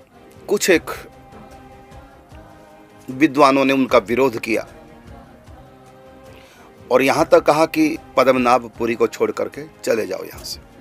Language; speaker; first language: Hindi; native; Hindi